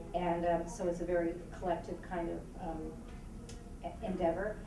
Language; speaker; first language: English; native; English